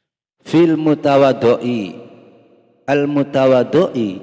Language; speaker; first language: Arabic; non-native, fluent; Indonesian